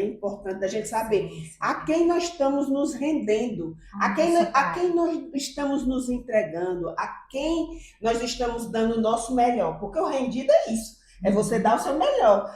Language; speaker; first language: Portuguese; native; Portuguese